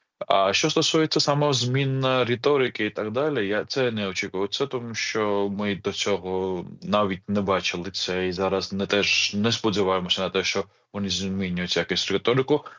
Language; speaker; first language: Ukrainian; non-native, fluent; Georgian